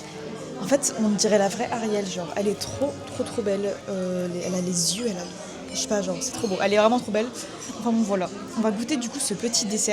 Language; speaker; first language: French; native; French